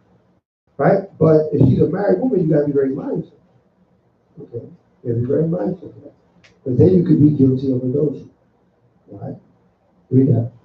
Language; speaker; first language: English; native; English